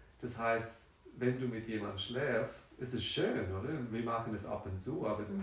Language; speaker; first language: German; non-native, fluent; French